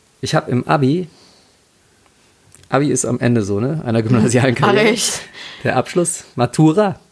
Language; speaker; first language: German; native; German